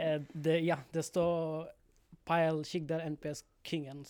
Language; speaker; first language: Swedish; non-native, learner; Bangla